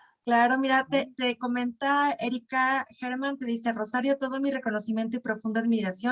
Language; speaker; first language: Spanish; native; Spanish